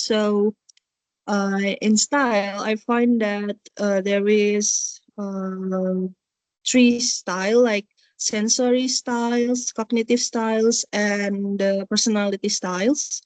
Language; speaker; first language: English; non-native, learner; Indonesian